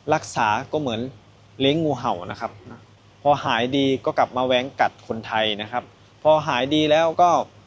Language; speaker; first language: Thai; native; Thai